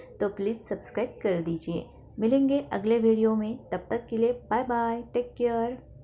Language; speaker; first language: Hindi; non-native, local second language; Marathi